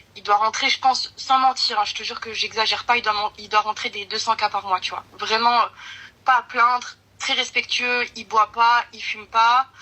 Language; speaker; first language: French; early bilingual, other home language; Arabic